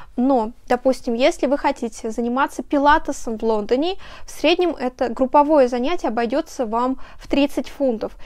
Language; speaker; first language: Russian; native; Russian